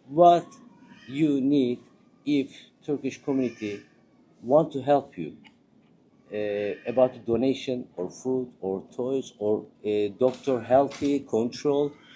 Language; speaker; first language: English; non-native, learner; Turkish